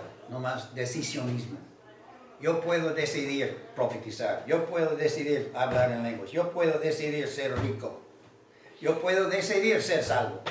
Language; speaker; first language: Spanish; non-native, fluent; English